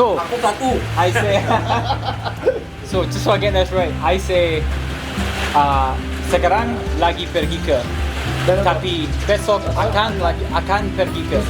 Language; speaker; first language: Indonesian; non-native, learner; English